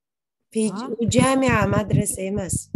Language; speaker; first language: Arabic; non-native, fluent; Uzbek